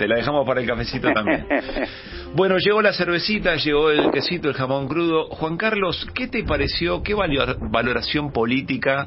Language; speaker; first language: Spanish; native; Spanish